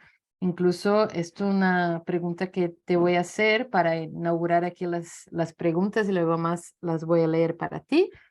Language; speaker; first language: Spanish; non-native, fluent; Portuguese